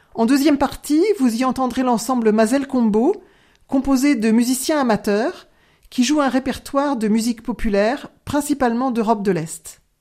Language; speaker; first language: French; native; French